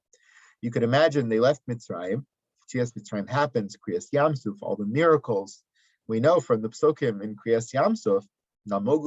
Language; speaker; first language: English; native; English